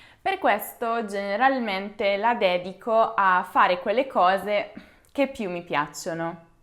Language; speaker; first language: Italian; native; Italian